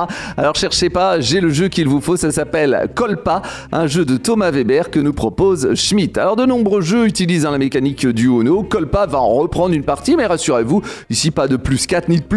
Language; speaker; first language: French; native; French